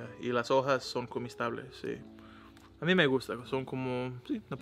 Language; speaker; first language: Spanish; non-native, learner; English